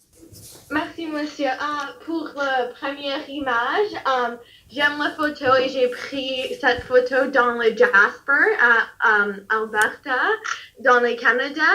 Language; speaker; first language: French; non-native, learner; English